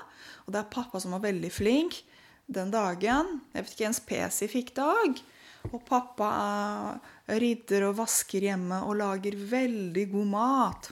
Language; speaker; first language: Norwegian; non-native, fluent; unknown